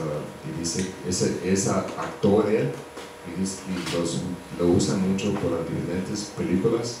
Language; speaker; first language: Spanish; early bilingual, heritage; Spanish